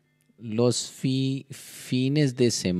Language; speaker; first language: Spanish; non-native, learner; Hindi